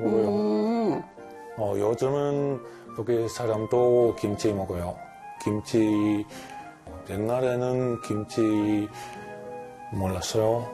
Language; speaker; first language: Korean; non-native, learner; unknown